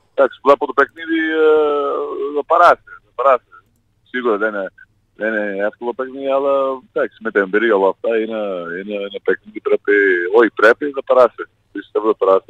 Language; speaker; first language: Greek; non-native, learner; Portuguese